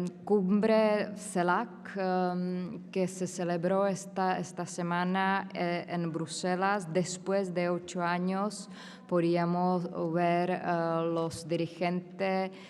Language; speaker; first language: Spanish; non-native, fluent; Czech